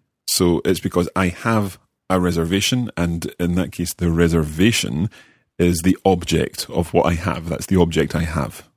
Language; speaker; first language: English; native; English